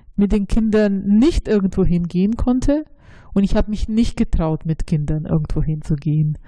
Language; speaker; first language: German; early bilingual, other home language; Russian